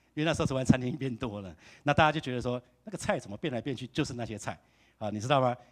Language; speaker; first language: Chinese; native; Chinese